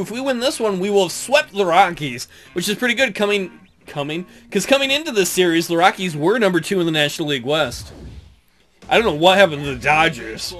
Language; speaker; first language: English; native; English